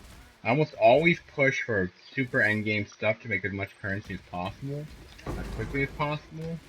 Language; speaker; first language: English; native; English